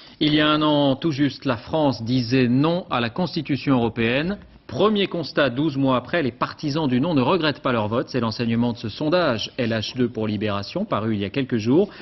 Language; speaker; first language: French; native; French